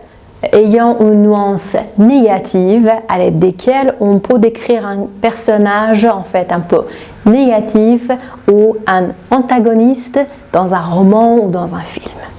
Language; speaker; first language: French; non-native, fluent; Persian